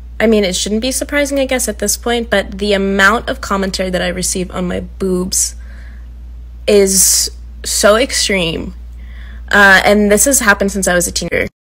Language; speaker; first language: English; native; English